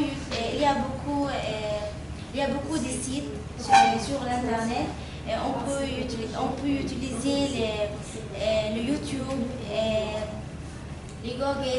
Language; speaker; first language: French; non-native, fluent; Arabic